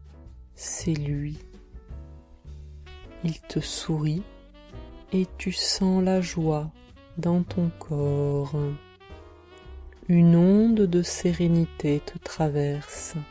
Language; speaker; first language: French; native; French